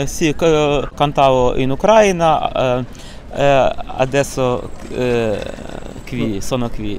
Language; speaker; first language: Italian; non-native, learner; Ukrainian